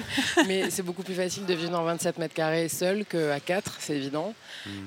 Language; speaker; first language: French; native; French